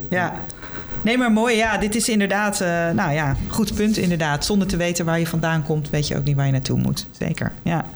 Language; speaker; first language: Dutch; native; Dutch